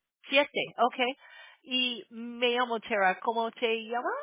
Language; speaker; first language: Spanish; non-native, learner; English